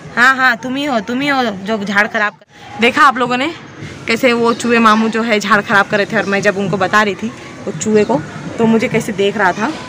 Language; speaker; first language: Hindi; non-native, local second language; Urdu